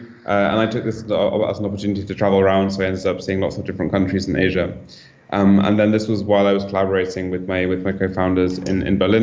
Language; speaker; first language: English; native; English